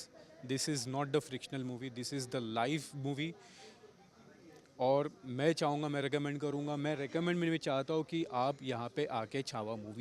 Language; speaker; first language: Hindi; native; Hindi